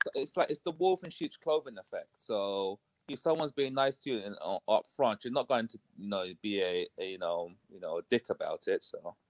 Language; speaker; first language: English; native; English